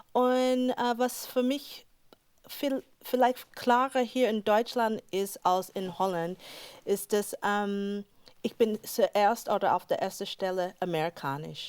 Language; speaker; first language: German; non-native, fluent; English